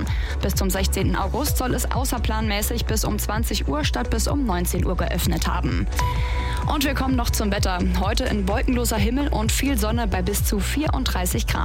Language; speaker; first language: German; native; German